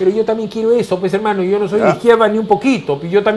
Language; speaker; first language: Spanish; native; Spanish